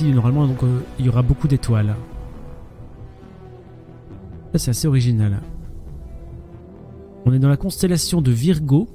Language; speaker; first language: French; native; French